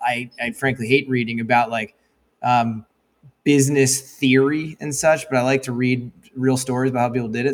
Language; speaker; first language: English; native; English